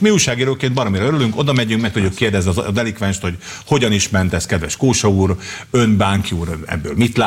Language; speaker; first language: Hungarian; native; Hungarian